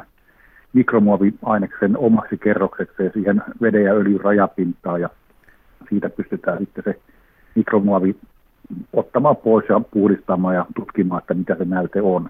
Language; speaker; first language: Finnish; native; Finnish